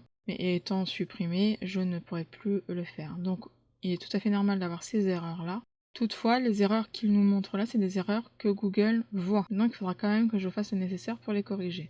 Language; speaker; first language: French; native; French